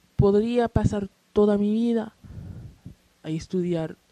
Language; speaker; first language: Spanish; non-native, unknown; English